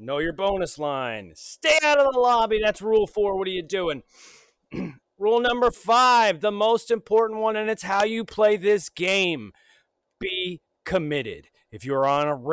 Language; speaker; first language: English; native; English